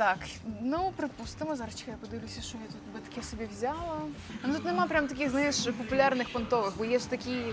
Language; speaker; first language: Ukrainian; native; Ukrainian